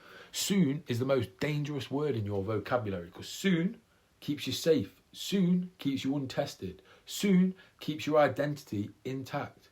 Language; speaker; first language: English; native; English